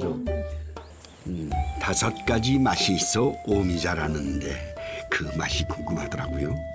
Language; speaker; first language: Korean; native; Korean